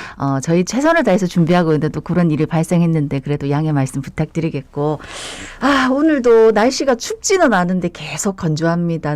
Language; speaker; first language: Korean; native; Korean